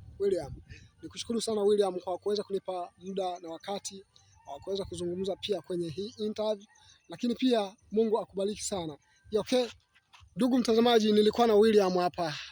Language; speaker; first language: Swahili; native; Swahili